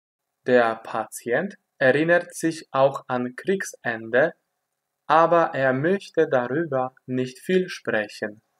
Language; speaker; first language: German; non-native, fluent; Polish